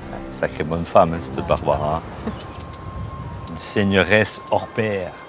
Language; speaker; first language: French; native; French